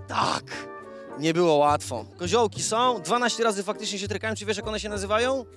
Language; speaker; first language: Polish; native; Polish